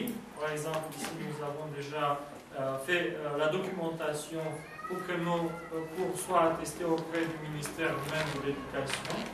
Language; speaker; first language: French; non-native, fluent; Romanian